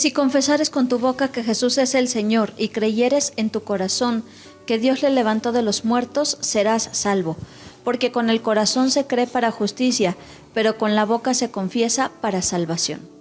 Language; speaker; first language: Spanish; native; Spanish